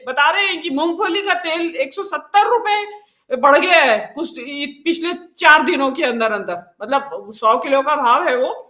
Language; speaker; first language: Hindi; native; Hindi